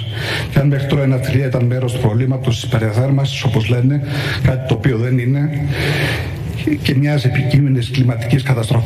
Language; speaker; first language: Greek; native; Greek